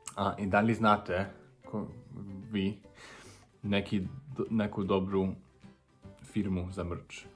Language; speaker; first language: Serbian; non-native, learner; English